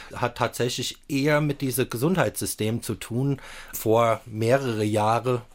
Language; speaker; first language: German; non-native, fluent; English